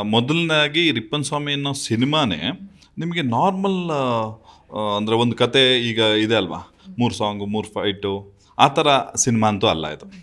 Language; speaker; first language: Kannada; native; Kannada